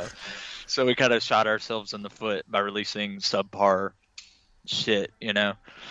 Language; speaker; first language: English; native; English